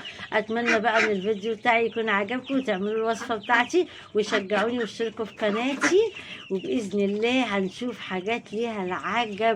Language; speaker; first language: Arabic; native; Arabic